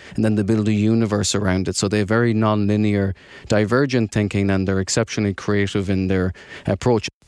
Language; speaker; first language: English; native; English